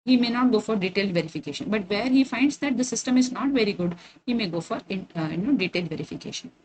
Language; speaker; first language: English; non-native, local second language; Kannada